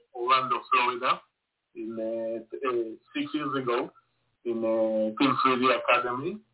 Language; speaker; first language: English; non-native, learner; Hebrew